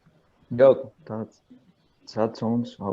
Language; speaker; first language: English; non-native, learner; Spanish